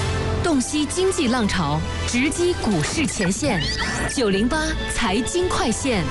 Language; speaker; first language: Chinese; native; Chinese